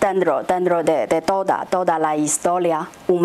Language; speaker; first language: Spanish; non-native, fluent; Chinese